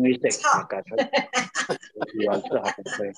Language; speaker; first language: Chinese; non-native, learner; Indonesian